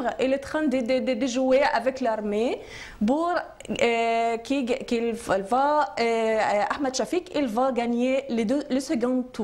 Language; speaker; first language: French; non-native, learner; Arabic